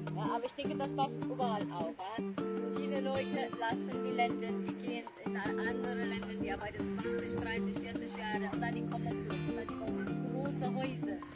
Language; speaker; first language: German; non-native, learner; Portuguese